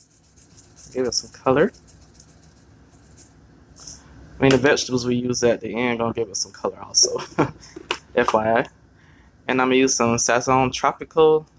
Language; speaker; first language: English; native; English